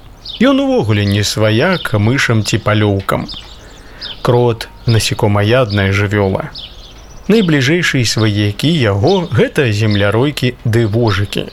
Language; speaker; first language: Belarusian; native; Belarusian